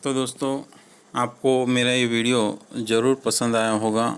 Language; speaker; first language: Hindi; non-native, local second language; Gujarati